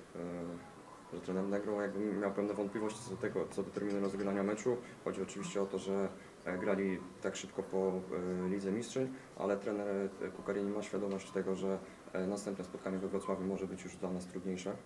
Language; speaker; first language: Polish; native; Polish